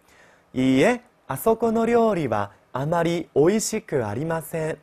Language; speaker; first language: Japanese; non-native, fluent; Chinese